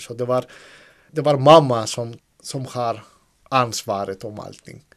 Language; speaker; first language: Swedish; non-native, fluent; Greek